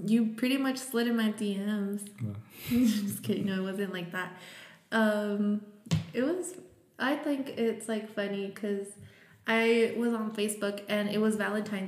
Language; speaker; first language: English; early bilingual, other home language; Spanish